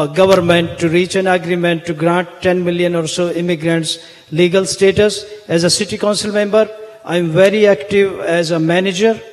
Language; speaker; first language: English; non-native, local second language; Hindi